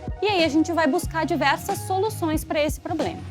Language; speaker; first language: Portuguese; native; Portuguese